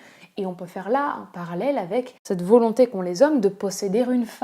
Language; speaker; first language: French; native; French